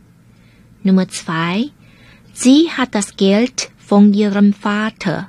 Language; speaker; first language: German; non-native, fluent; Chinese